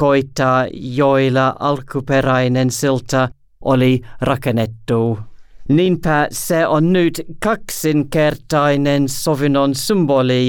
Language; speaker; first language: Finnish; non-native, learner; English